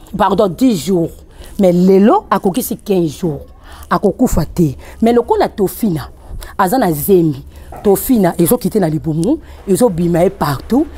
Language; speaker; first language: Lingala; non-native, local second language; Kongo